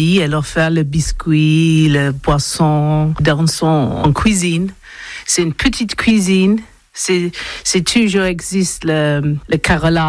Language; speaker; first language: French; non-native, learner; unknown